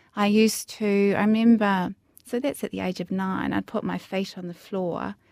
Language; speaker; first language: English; native; English